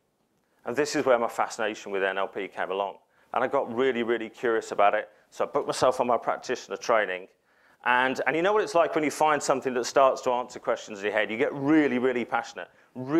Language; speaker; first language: English; native; English